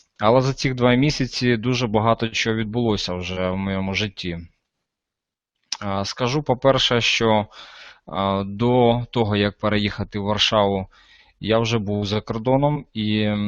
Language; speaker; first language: Ukrainian; non-native, local second language; Russian